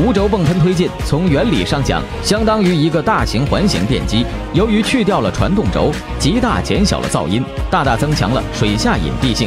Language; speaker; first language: Chinese; native; Chinese